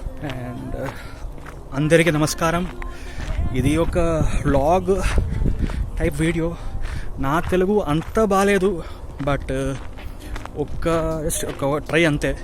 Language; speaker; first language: Telugu; non-native, local second language; Tamil